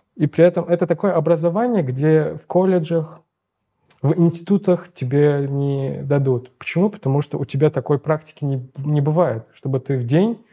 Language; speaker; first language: Russian; non-native, local second language; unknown